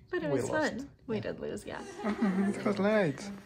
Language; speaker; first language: English; native; English